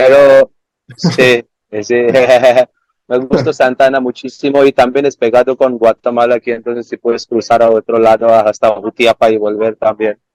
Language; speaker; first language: Spanish; non-native, learner; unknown